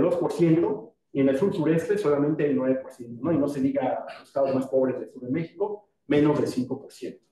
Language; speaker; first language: Spanish; native; Spanish